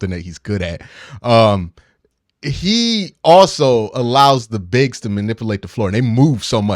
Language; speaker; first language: English; native; English